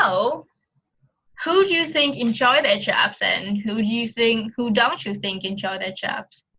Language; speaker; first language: English; non-native, fluent; Vietnamese